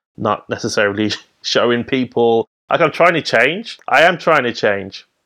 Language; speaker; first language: English; native; English